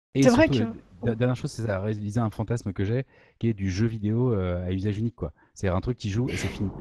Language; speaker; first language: French; native; French